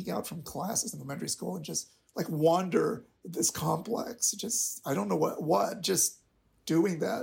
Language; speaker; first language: English; non-native, local second language; Filipino